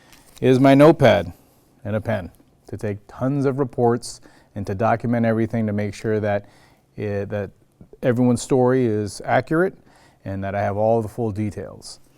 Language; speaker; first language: English; native; English